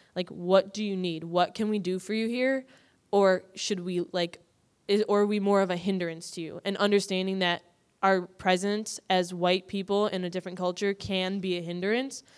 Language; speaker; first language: English; native; English